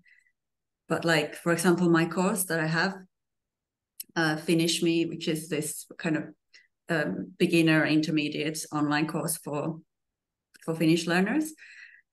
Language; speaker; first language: English; non-native, fluent; Finnish